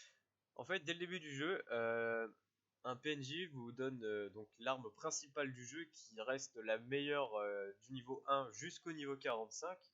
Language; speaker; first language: French; native; French